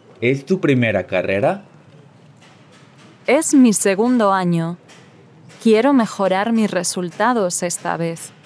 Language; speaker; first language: Spanish; early bilingual, heritage; Spanish